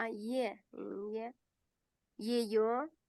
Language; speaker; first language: Korean; non-native, learner; Kyrgyz